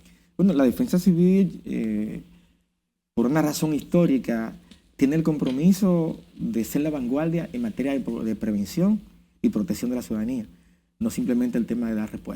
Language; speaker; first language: Spanish; native; Spanish